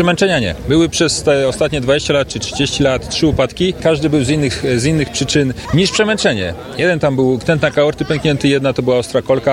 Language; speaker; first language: Polish; native; Polish